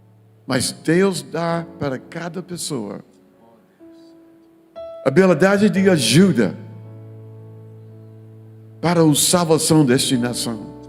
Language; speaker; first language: Portuguese; non-native, learner; English